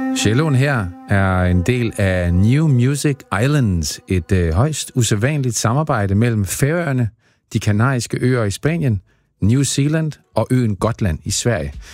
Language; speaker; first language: Danish; native; Danish